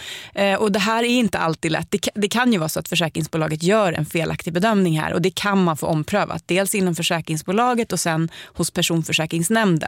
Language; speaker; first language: Swedish; native; Swedish